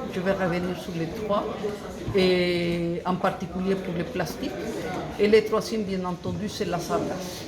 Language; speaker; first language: French; non-native, fluent; Spanish